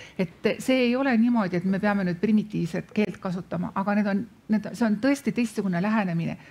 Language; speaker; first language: Estonian; non-native, fluent; Lithuanian